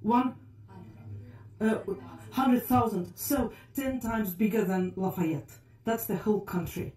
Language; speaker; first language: English; non-native, fluent; Estonian